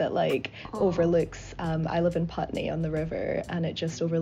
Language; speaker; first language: English; native; English